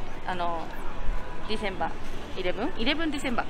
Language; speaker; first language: Japanese; native; Japanese